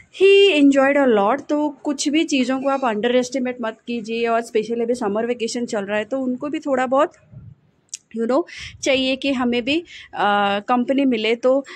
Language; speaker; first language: Hindi; native; Hindi